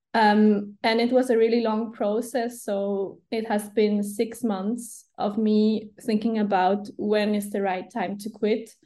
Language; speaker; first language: English; non-native, fluent; Swiss German